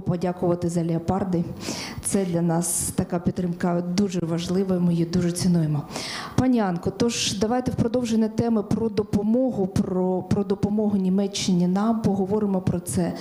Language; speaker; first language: Ukrainian; native; Ukrainian